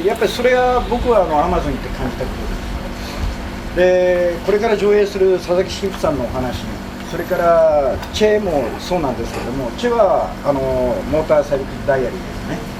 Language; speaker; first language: Japanese; native; Japanese